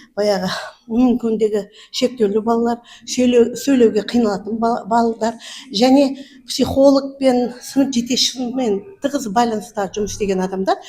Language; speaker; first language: Kazakh; non-native, local second language; Uzbek